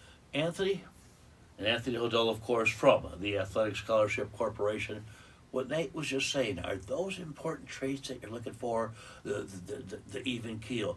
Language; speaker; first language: English; native; English